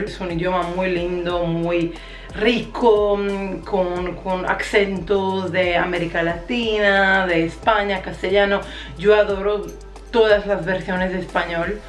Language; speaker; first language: Spanish; non-native, fluent; Croatian